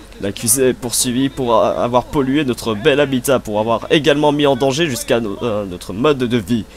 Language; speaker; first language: French; native; French